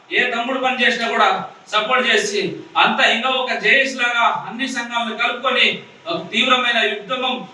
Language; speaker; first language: Telugu; non-native, local second language; Lambadi